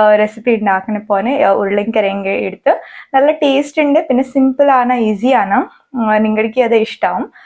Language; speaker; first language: Malayalam; non-native, learner; Hindi